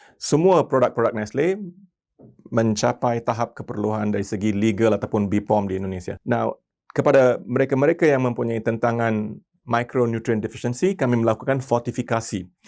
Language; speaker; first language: Malay; non-native, local second language; Tamil